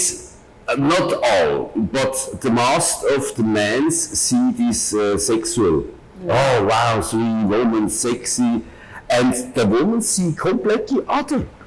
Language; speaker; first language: English; non-native, learner; German